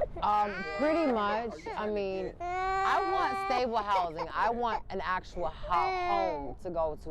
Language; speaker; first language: English; native; English